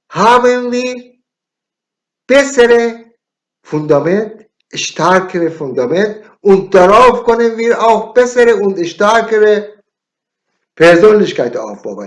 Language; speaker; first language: German; non-native, learner; Persian